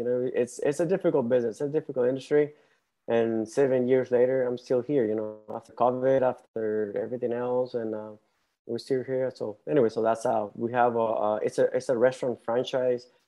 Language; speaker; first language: English; non-native, fluent; Spanish